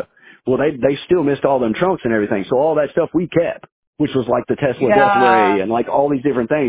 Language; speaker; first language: English; native; English